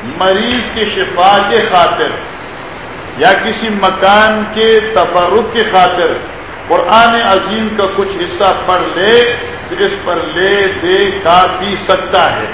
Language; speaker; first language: Urdu; non-native, local second language; Northern Hindko